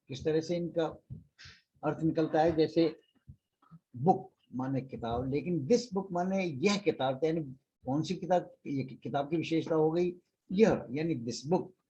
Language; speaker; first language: Hindi; native; Hindi